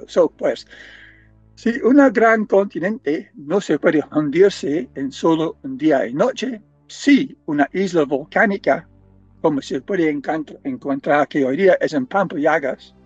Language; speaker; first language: Spanish; non-native, fluent; English